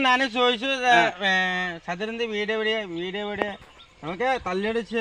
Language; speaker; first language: Malayalam; non-native, learner; Bangla